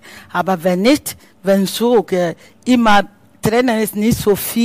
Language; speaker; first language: German; non-native, learner; Akan